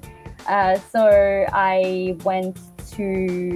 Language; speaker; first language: English; native; English